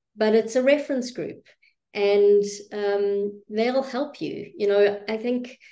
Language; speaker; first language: English; native; English